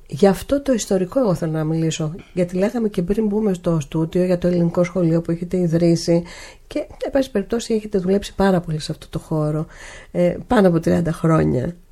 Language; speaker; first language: Greek; native; Greek